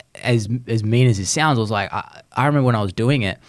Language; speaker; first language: English; native; English